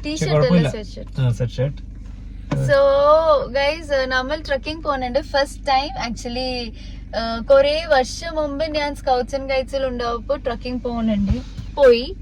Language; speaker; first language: Malayalam; non-native, local second language; Kannada